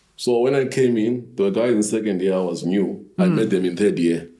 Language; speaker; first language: English; non-native, local second language; Xhosa